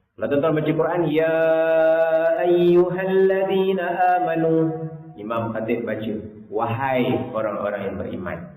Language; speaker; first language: Malay; native; Malay